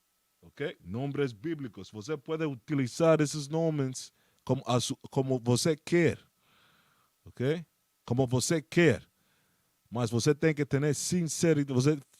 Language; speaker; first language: Portuguese; non-native, fluent; Spanish